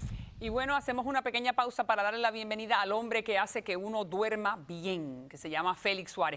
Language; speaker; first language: Spanish; native; Spanish